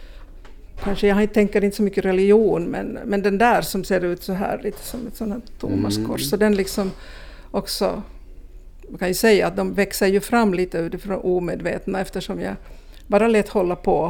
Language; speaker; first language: Swedish; native; Swedish